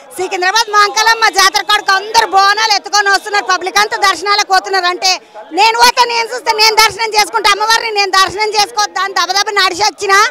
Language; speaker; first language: Telugu; native; Telugu